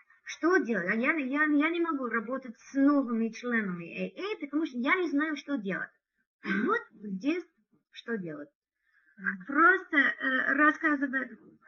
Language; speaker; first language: Russian; non-native, learner; English